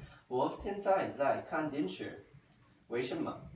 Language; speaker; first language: Chinese; non-native, learner; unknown